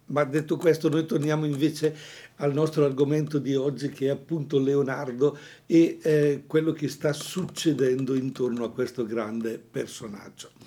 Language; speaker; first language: Italian; native; Italian